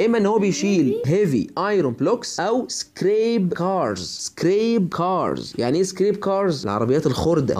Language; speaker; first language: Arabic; native; Arabic